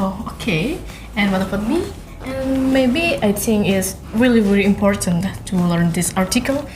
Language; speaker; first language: English; non-native, learner; Indonesian